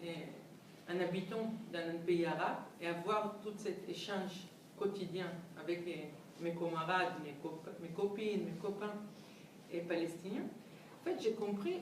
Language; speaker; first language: French; non-native, fluent; Hebrew